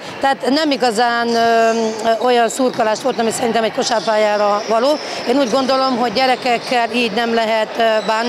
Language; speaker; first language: Hungarian; native; Hungarian